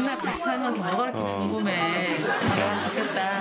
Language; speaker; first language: Korean; native; Korean